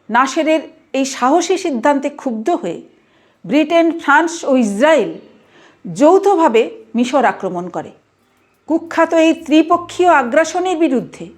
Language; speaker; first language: Bangla; native; Bangla